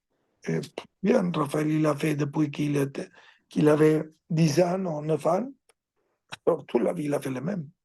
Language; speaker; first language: French; non-native, fluent; Spanish